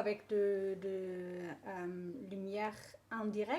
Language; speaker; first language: French; non-native, learner; English